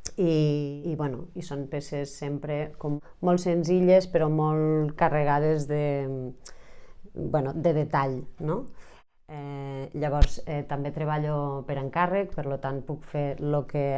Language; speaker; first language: Catalan; native; Catalan